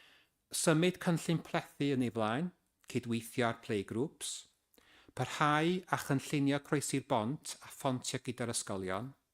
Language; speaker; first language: Welsh; native; Welsh